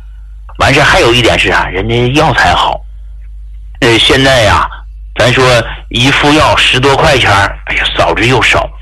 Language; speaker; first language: Chinese; native; Chinese